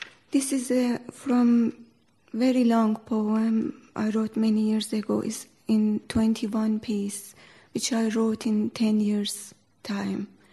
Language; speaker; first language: English; non-native, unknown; Persian